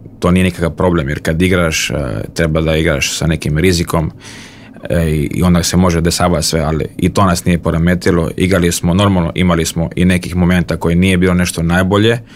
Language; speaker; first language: Serbian; early bilingual, heritage; Bosnian